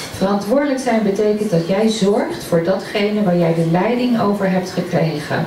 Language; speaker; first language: Dutch; native; Dutch